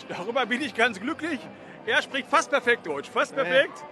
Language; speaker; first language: German; native; German